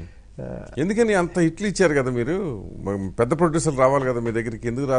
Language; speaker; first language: Telugu; native; Telugu